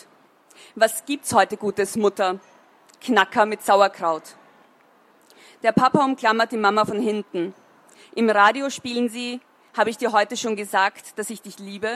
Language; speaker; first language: German; native; German